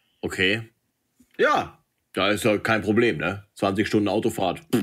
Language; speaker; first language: German; native; German